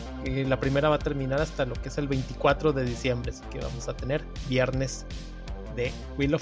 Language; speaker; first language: Spanish; native; Spanish